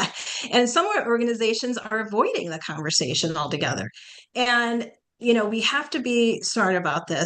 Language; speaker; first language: English; early bilingual, other home language; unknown